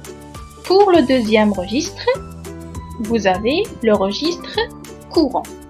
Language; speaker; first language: French; non-native, local second language; Arabic